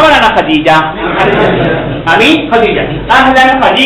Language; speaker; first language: Arabic; non-native, fluent; Bangla